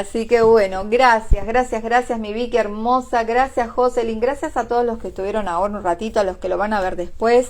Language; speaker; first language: Spanish; native; Spanish